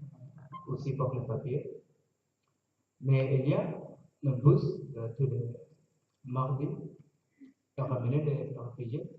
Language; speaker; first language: French; non-native, learner; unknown